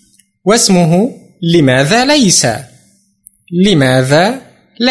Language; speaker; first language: Arabic; non-native, fluent; Indonesian